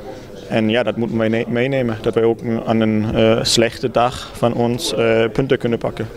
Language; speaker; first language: Dutch; non-native, fluent; German